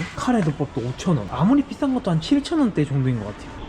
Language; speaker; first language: Korean; native; Korean